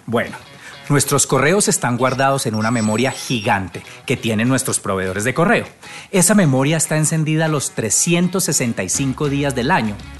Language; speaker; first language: Spanish; native; Spanish